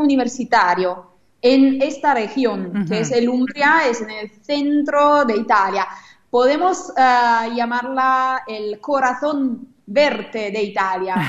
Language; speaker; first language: Spanish; non-native, fluent; Italian